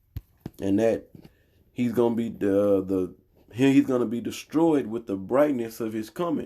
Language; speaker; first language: English; native; English